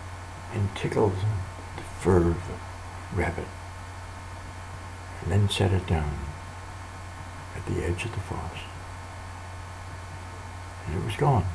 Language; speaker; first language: English; native; English